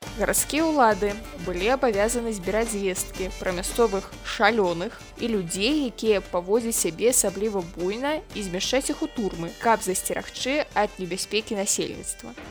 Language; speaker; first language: Belarusian; non-native, local second language; Russian